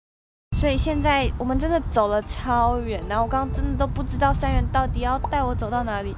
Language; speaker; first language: Chinese; native; Chinese